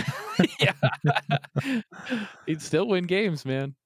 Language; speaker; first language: English; native; English